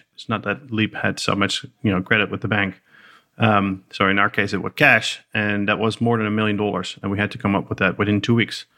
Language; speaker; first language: English; non-native, fluent; Dutch